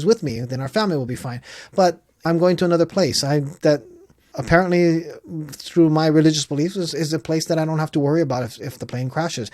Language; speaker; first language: English; native; English